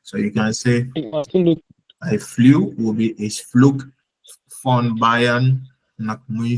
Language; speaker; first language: German; non-native, learner; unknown